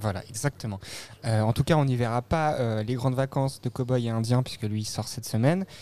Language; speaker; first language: French; native; French